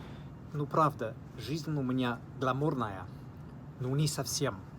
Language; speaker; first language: Russian; non-native, fluent; English